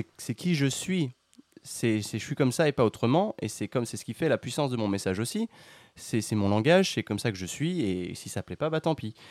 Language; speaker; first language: French; native; French